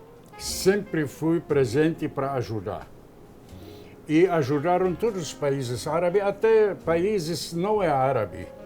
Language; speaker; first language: Portuguese; non-native, fluent; Arabic